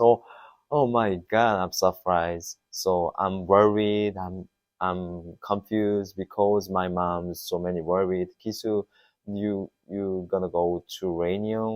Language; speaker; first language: English; non-native, learner; Korean